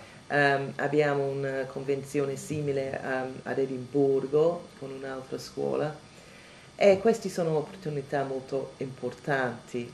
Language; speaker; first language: Italian; non-native, fluent; English